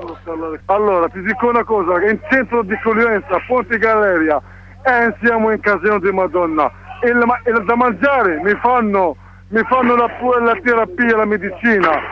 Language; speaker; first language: Italian; non-native, learner; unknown